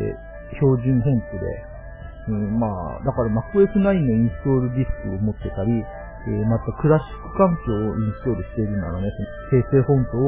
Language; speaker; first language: Japanese; native; Japanese